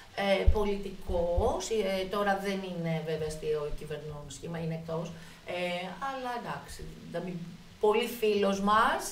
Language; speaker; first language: Greek; native; Greek